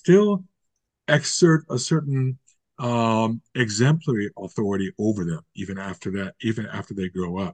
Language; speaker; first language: English; native; English